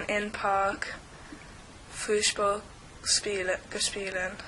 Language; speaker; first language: German; non-native, learner; English